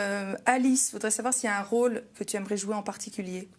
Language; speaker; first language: French; native; French